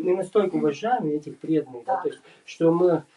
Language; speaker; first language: Russian; native; Russian